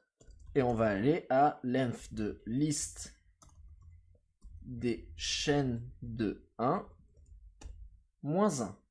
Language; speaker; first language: French; native; French